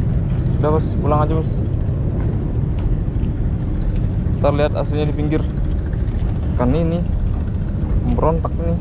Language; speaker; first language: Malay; non-native, local second language; Javanese